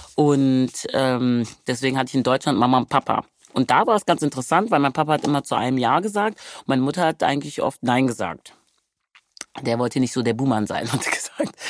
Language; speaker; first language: German; native; German